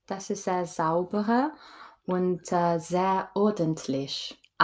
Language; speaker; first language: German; non-native, learner; English